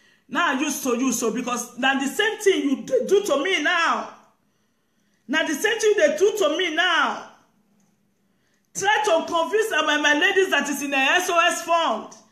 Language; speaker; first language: English; non-native, local second language; Bini